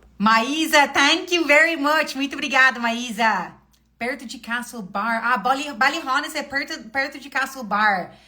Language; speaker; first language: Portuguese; non-native, fluent; English